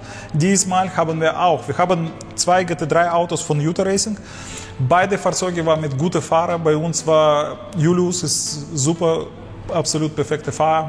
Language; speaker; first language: German; non-native, learner; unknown